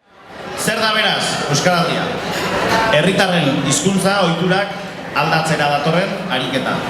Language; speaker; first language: Basque; native; Basque